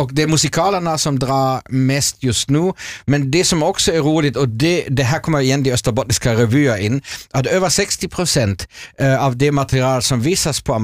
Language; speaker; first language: Swedish; non-native, fluent; German